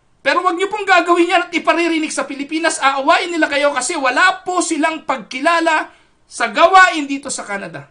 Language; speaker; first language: Filipino; native; Filipino